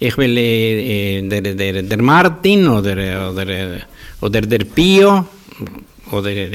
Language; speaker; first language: German; early bilingual, heritage; German